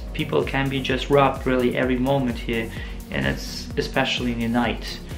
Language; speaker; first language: English; non-native, fluent; Russian